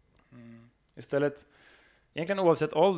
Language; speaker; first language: Swedish; native; Swedish